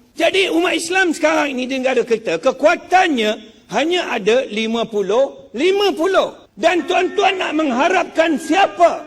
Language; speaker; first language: Malay; non-native, local second language; Chinese